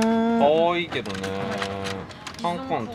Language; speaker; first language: French; non-native, learner; Japanese